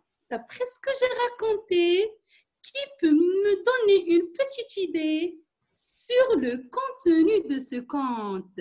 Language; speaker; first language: French; non-native, local second language; Arabic